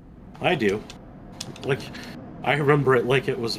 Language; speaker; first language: English; native; English